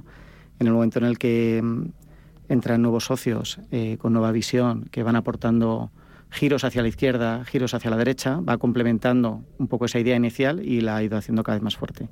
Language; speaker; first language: Spanish; native; Spanish